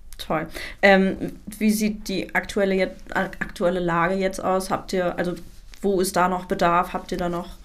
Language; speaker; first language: German; native; German